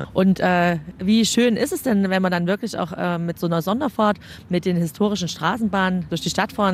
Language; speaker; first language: German; native; German